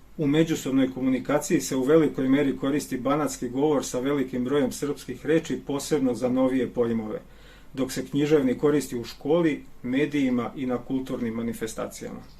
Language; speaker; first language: Bosnian; non-native, local second language; Romanian